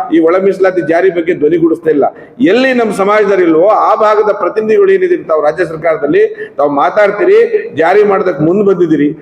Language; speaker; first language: Kannada; native; Kannada